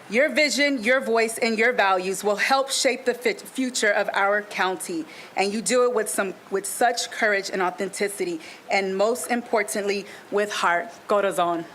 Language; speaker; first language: English; non-native, fluent; Spanish